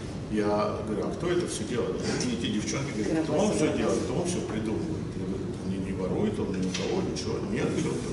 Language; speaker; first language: Russian; early bilingual, other home language; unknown